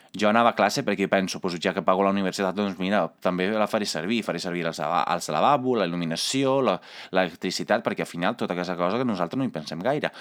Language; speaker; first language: Catalan; non-native, fluent; Italian